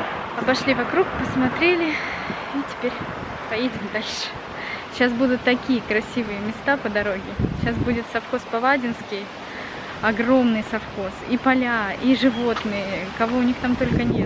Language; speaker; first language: Russian; native; Russian